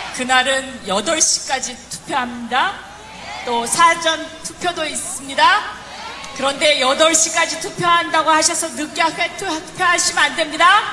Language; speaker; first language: Korean; native; Korean